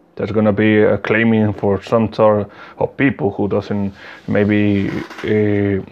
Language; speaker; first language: English; non-native, learner; Spanish